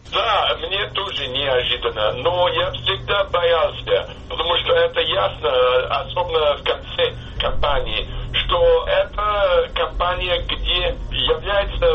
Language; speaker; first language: Russian; non-native, fluent; English